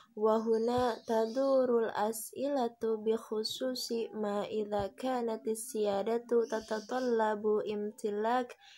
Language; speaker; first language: Arabic; non-native, learner; Indonesian